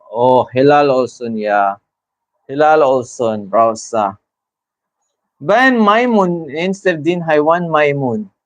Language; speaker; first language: Turkish; non-native, learner; Filipino